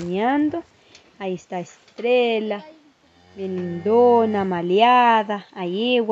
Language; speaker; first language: Spanish; non-native, learner; Portuguese